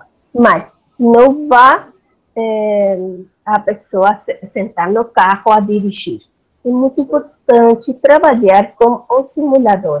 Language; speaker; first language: Portuguese; non-native, learner; Spanish